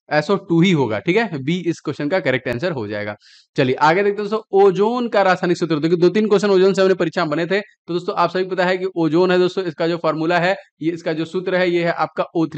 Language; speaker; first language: Hindi; native; Hindi